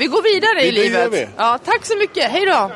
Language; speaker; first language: Swedish; native; Swedish